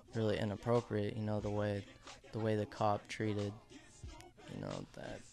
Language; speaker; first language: English; native; English